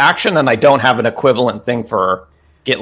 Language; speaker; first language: English; native; English